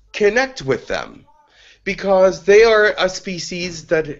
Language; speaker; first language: English; non-native, learner; Swedish